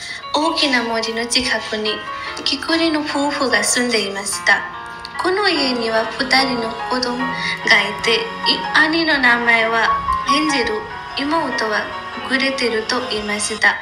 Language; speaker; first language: Japanese; non-native, learner; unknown